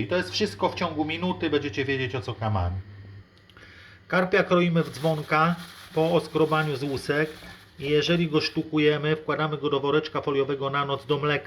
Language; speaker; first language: Polish; native; Polish